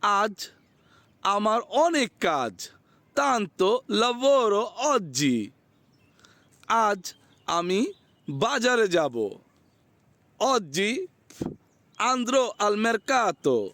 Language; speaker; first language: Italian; non-native, fluent; Bangla